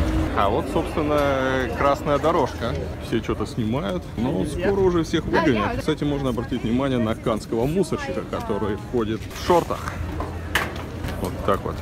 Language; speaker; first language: Russian; native; Russian